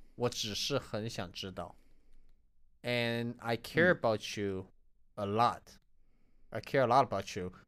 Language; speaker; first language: English; non-native, fluent; Chinese